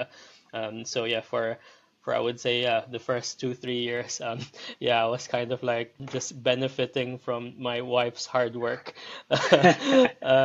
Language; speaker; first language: English; non-native, local second language; Filipino